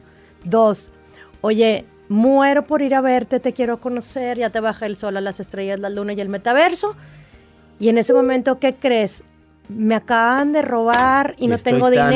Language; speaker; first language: Spanish; native; Spanish